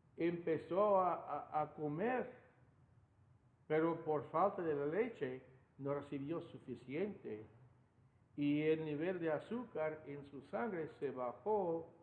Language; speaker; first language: Spanish; non-native, fluent; English